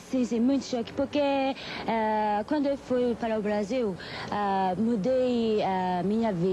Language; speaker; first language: Portuguese; non-native, learner; Japanese